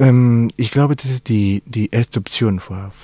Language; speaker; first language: German; non-native, learner; Spanish